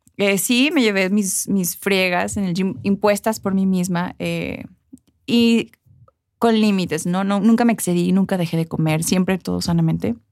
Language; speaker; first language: Spanish; early bilingual, heritage; Spanish